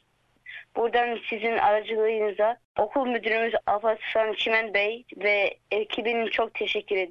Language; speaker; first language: Turkish; early bilingual, heritage; Turkish